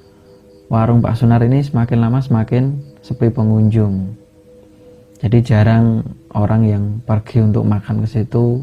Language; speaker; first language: Indonesian; native; Indonesian